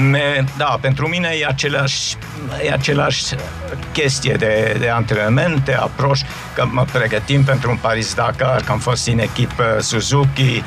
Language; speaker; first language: Romanian; non-native, fluent; German